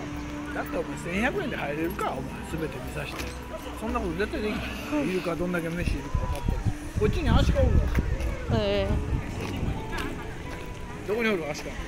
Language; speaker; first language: Japanese; native; Japanese